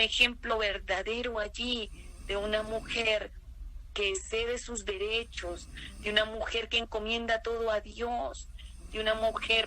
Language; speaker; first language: Spanish; native; Spanish